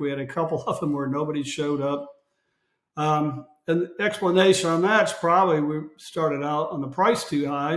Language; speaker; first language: English; native; English